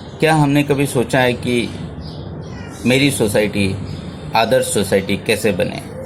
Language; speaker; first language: Hindi; native; Hindi